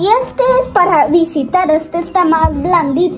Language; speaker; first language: Spanish; early bilingual, heritage; Spanish